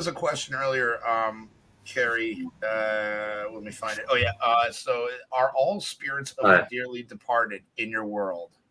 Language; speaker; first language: English; native; English